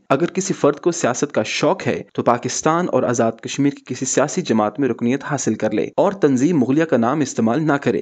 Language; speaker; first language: Urdu; native; Urdu